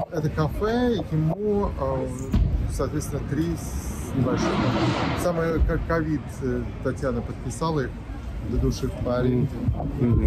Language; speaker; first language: Russian; native; Russian